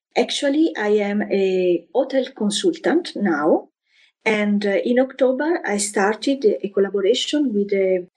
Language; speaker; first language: English; non-native, fluent; Italian